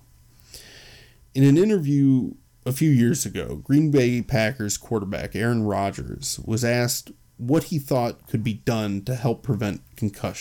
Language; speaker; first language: English; native; English